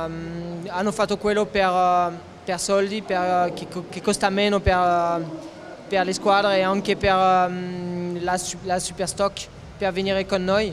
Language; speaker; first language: Italian; non-native, fluent; French